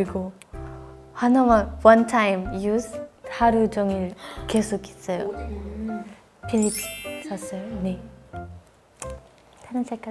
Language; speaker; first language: Korean; non-native, learner; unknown